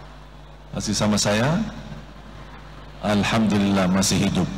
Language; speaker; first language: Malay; non-native, fluent; Arabic